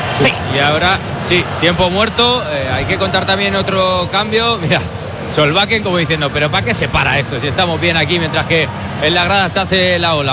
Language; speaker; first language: Spanish; native; Spanish